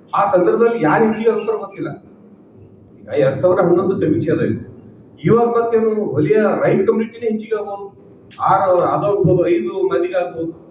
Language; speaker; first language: Kannada; native; Kannada